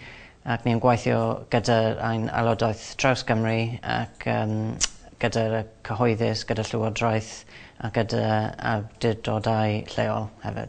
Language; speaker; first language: Welsh; non-native, local second language; English